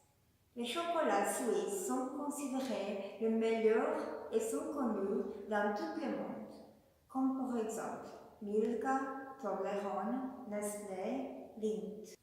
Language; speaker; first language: French; non-native, learner; Portuguese